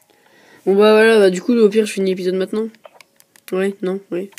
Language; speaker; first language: French; native; French